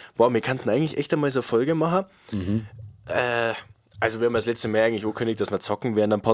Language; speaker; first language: German; native; German